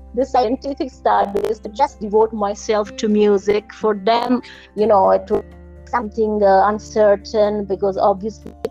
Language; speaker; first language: English; non-native, fluent; Italian